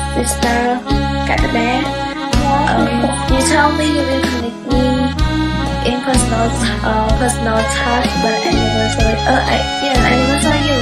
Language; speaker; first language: English; non-native, learner; Khmer